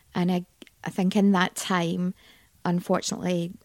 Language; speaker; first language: English; native; English